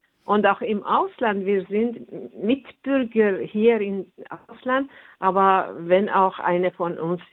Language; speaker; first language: German; non-native, fluent; Persian